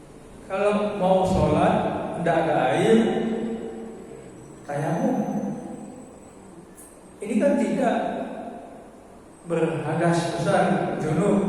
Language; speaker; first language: Indonesian; native; Indonesian